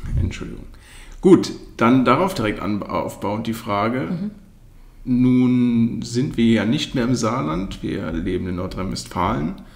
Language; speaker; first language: German; native; German